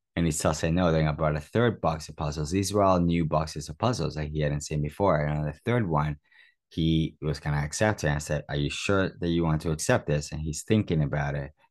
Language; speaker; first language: English; early bilingual, other home language; Spanish